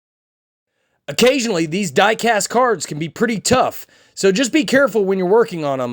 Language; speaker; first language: English; native; English